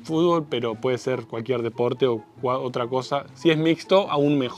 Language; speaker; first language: Spanish; native; Spanish